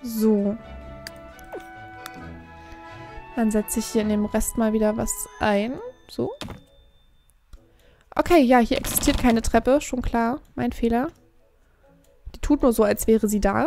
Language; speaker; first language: German; native; German